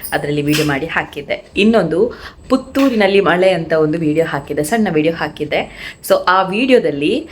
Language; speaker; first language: Kannada; native; Kannada